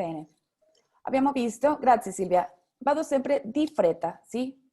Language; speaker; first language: Italian; non-native, fluent; Spanish